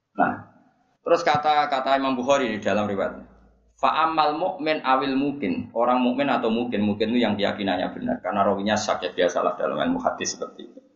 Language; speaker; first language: Indonesian; non-native, local second language; Javanese